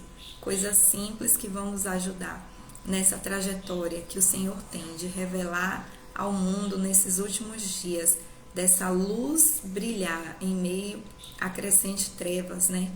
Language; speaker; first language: Portuguese; native; Portuguese